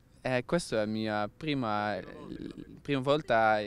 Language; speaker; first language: Italian; non-native, learner; Dutch